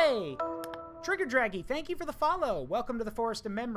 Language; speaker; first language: English; native; English